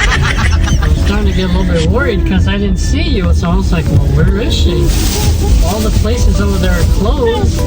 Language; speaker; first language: English; early bilingual, other home language; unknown